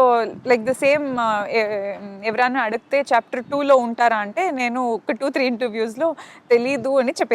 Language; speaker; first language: Telugu; non-native, local second language; Kannada